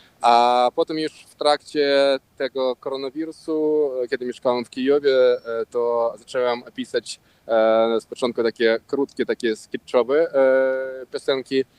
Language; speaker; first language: Polish; non-native, local second language; Russian